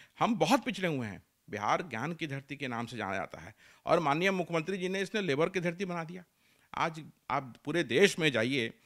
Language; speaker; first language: Hindi; native; Hindi